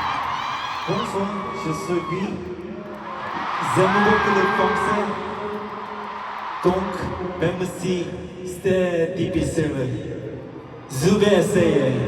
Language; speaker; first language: French; non-native, learner; Korean